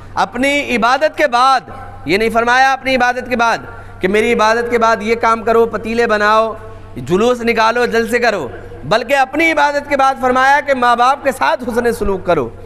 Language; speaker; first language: Urdu; native; Urdu